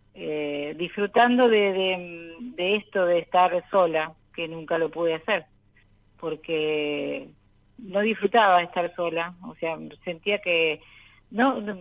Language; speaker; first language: Spanish; native; Spanish